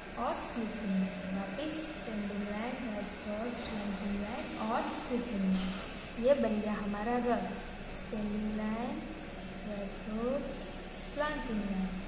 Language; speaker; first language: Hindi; non-native, local second language; Gujarati